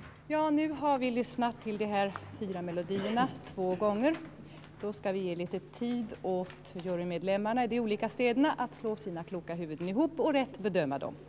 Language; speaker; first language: Swedish; native; Swedish